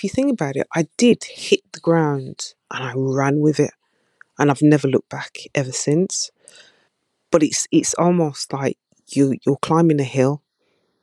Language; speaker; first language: English; native; English